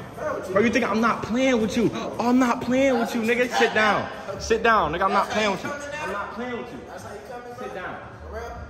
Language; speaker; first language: English; native; English